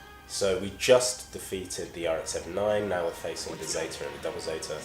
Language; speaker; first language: English; native; English